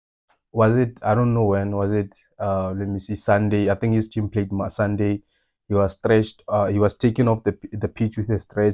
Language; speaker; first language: English; non-native, local second language; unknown